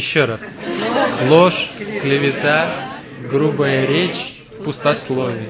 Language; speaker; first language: Russian; native; Russian